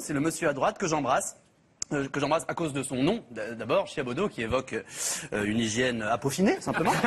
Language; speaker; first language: French; native; French